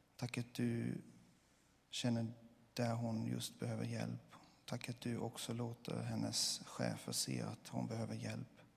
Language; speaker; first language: Swedish; non-native, fluent; Swiss German